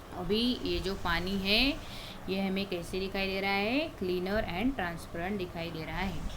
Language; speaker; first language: Hindi; non-native, local second language; Marathi